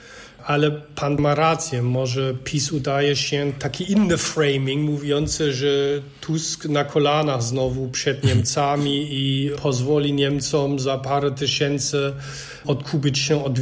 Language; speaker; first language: Polish; non-native, fluent; German